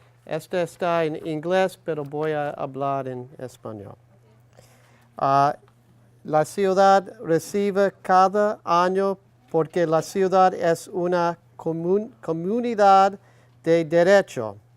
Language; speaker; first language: Spanish; non-native, learner; English